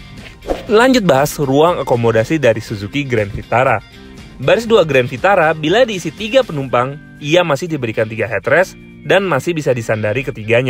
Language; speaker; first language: Indonesian; native; Indonesian